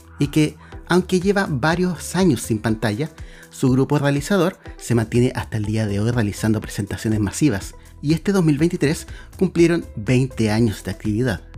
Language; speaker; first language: Spanish; native; Spanish